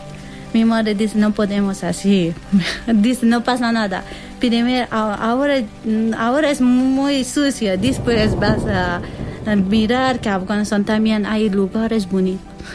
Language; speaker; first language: Spanish; non-native, learner; Persian